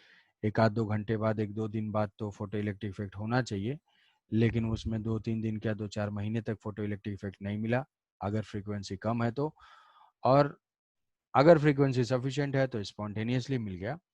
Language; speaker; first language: Hindi; native; Hindi